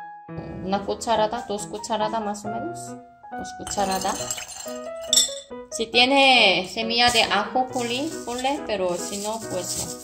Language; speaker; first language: Spanish; non-native, fluent; Korean